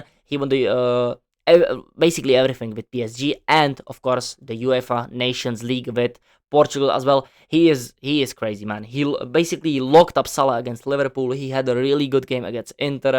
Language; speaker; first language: English; non-native, fluent; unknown